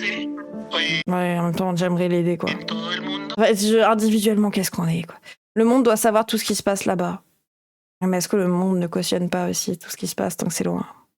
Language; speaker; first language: French; native; French